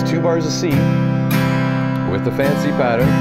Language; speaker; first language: English; native; English